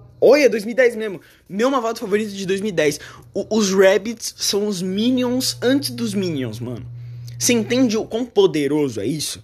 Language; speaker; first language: Portuguese; native; Portuguese